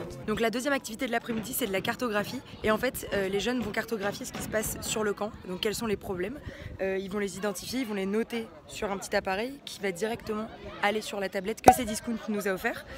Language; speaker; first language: French; native; French